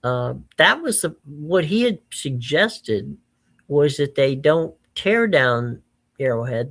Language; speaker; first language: English; native; English